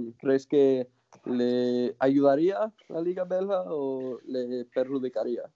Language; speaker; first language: Spanish; non-native, fluent; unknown